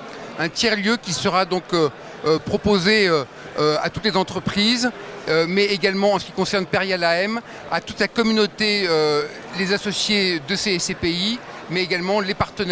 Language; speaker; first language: French; native; French